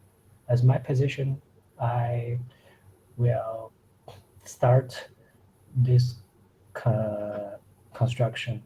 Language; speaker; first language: English; non-native, learner; Chinese